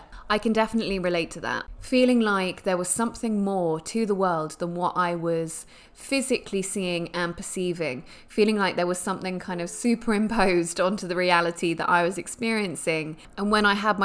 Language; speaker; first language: English; native; English